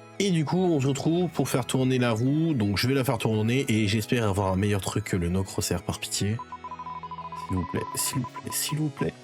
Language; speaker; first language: French; native; French